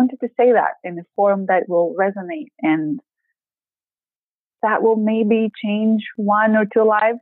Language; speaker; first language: English; non-native, fluent; Greek